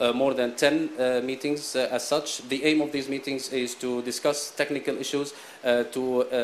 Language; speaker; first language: English; non-native, fluent; Arabic